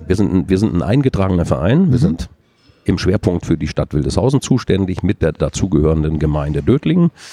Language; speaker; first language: German; native; German